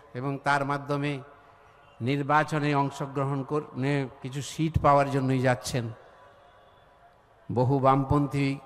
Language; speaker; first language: Bangla; native; Bangla